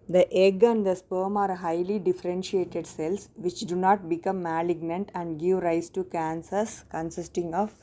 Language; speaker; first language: English; non-native, local second language; Tamil